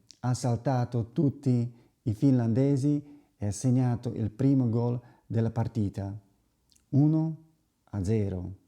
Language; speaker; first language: Italian; non-native, fluent; Slovak